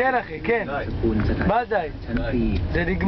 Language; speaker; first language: Hebrew; native; Hebrew